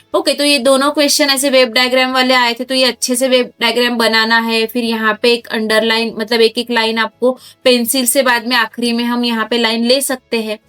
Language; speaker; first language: Hindi; non-native, local second language; Marathi